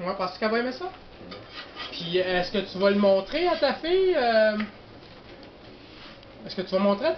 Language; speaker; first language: French; native; French